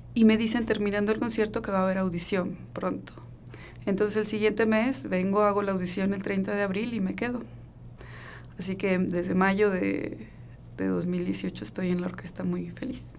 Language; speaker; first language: Spanish; native; Spanish